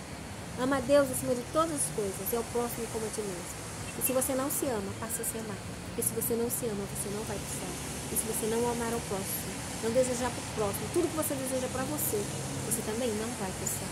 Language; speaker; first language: Portuguese; native; Portuguese